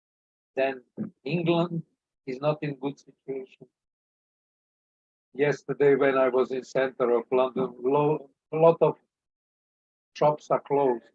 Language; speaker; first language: English; non-native, learner; Serbian